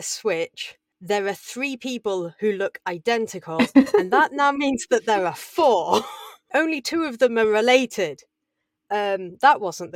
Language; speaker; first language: English; native; English